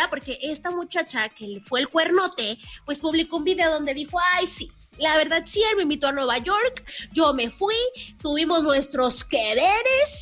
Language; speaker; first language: Spanish; native; Spanish